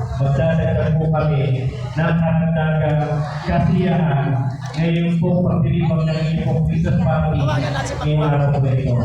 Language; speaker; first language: Filipino; native; Filipino